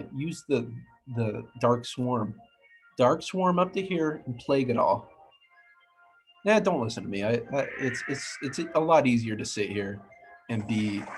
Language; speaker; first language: English; native; English